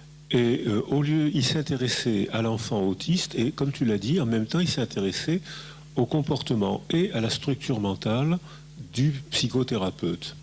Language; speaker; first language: French; native; French